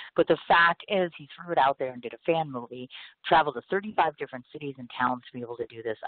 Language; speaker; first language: English; native; English